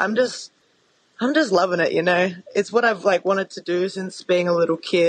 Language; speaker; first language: English; native; English